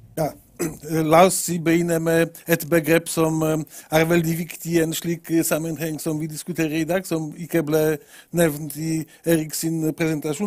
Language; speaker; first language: Norwegian; non-native, fluent; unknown